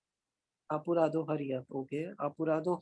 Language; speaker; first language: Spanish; non-native, learner; Hindi